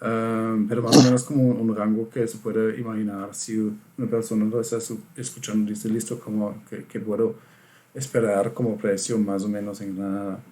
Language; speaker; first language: Spanish; non-native, fluent; German